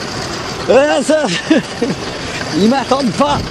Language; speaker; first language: French; native; French